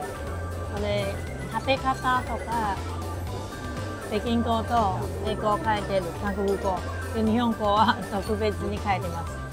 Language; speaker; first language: Japanese; non-native, fluent; Chinese